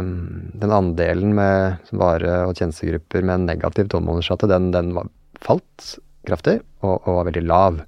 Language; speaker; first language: Norwegian; native; Norwegian